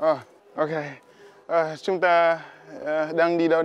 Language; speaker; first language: Vietnamese; non-native, fluent; English